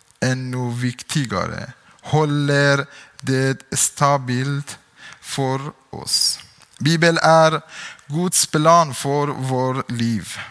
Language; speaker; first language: Swedish; non-native, learner; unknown